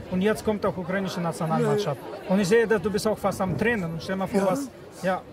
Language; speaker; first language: German; non-native, fluent; Ukrainian